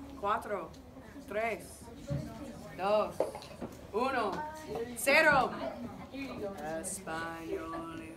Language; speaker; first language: Spanish; non-native, fluent; English